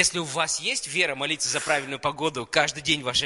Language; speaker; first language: Russian; native; Russian